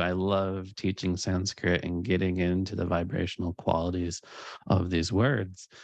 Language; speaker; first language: English; native; English